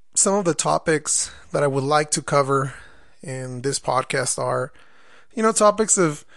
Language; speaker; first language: English; non-native, fluent; Spanish